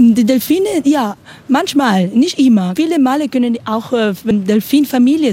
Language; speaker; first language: German; non-native, learner; Spanish